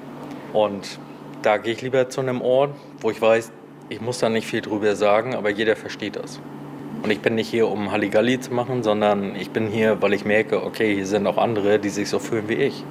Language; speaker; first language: German; native; German